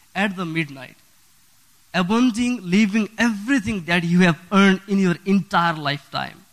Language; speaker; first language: English; non-native, fluent; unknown